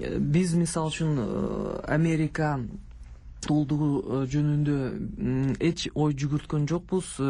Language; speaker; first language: Kyrgyz; non-native, local second language; Russian